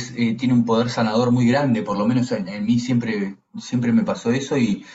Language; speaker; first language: Spanish; native; Spanish